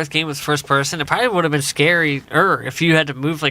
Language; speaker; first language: English; native; English